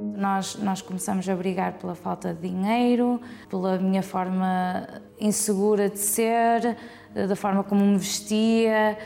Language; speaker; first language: Portuguese; early bilingual, heritage; Portuguese